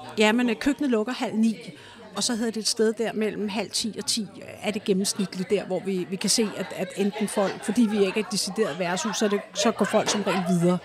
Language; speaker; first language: Danish; native; Danish